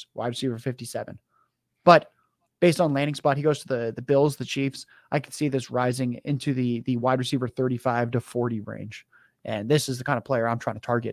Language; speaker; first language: English; native; English